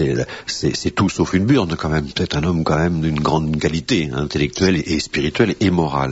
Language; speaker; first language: French; native; French